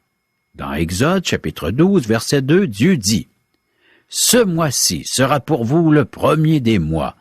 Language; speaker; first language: French; native; French